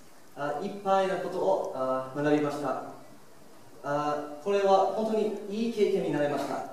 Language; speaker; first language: Japanese; non-native, learner; English